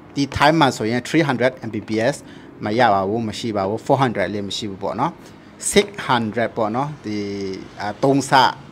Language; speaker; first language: Burmese; native; Burmese